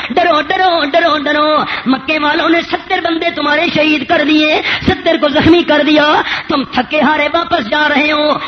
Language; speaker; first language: Urdu; non-native, local second language; Punjabi